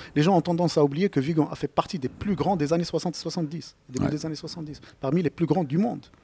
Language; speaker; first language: French; non-native, local second language; Arabic